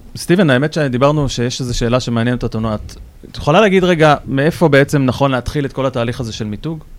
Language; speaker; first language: Hebrew; native; Hebrew